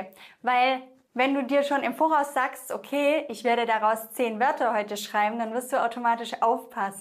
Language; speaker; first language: German; native; German